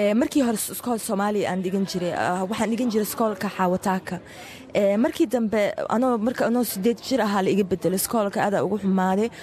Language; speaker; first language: Somali; early bilingual, heritage; Somali